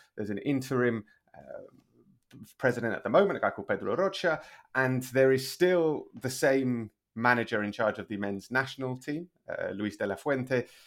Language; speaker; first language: English; native; English